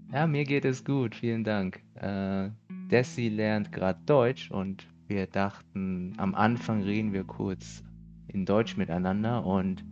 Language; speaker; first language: German; early bilingual, other home language; Vietnamese